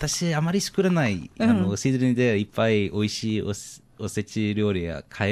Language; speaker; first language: Japanese; non-native, learner; English